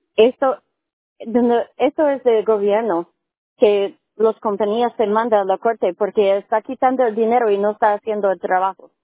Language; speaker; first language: Spanish; non-native, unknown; English